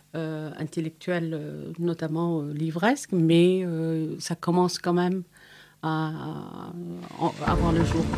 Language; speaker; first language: French; non-native, fluent; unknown